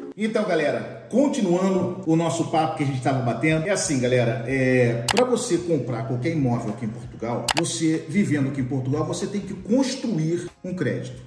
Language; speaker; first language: Portuguese; native; Portuguese